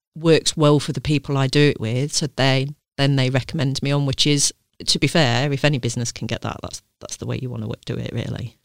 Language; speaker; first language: English; native; English